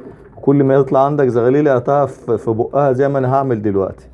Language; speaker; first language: Arabic; native; Arabic